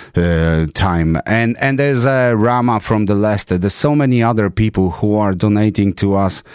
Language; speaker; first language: English; non-native, fluent; Polish